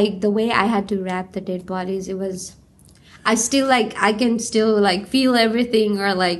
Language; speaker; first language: English; non-native, local second language; Nepali